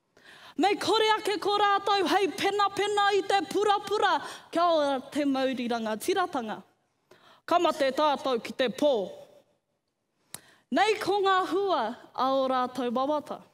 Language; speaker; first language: Māori; non-native, local second language; English